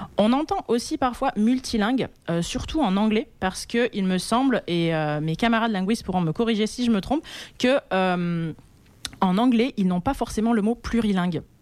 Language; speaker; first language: French; native; French